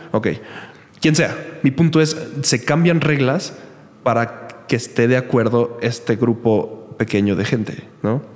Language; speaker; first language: Spanish; native; Spanish